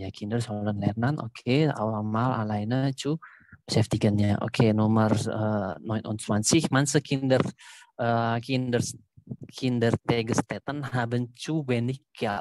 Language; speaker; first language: German; non-native, fluent; Indonesian